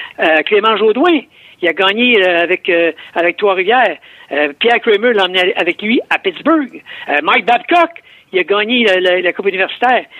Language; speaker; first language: French; native; French